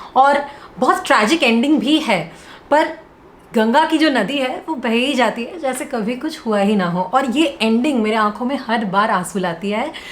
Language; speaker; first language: Hindi; non-native, local second language; Bangla